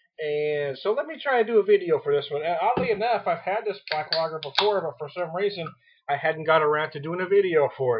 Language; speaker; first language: English; native; English